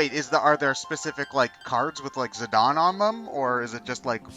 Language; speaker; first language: English; native; English